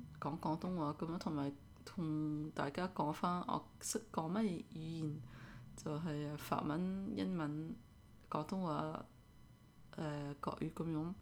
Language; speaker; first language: Cantonese; early bilingual, heritage; Cantonese